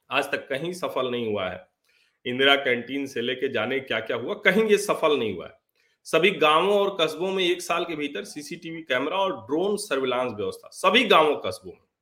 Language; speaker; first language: Hindi; native; Hindi